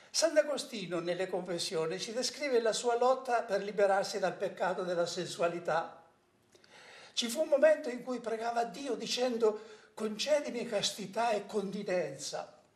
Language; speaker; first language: Italian; native; Italian